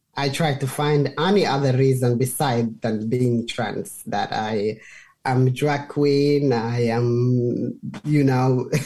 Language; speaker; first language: English; non-native, fluent; Somali